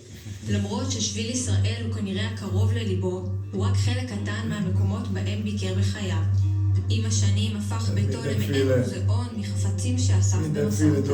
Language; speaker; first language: Hebrew; native; Hebrew